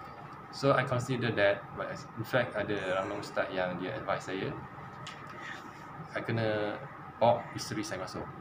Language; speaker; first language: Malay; non-native, local second language; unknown